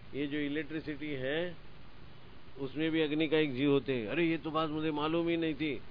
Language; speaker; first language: Hindi; non-native, local second language; Gujarati